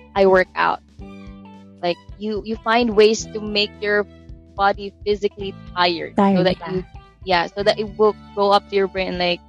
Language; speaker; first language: English; non-native, local second language; Filipino